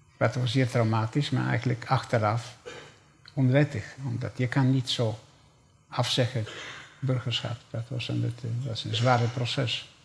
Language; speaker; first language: Dutch; non-native, fluent; Polish